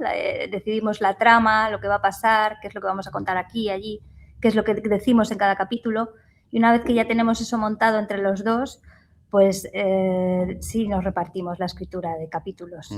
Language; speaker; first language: Spanish; native; Spanish